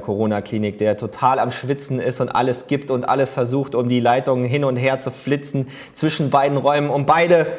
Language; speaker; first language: German; native; German